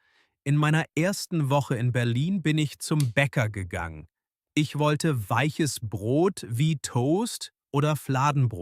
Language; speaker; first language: German; non-native, fluent; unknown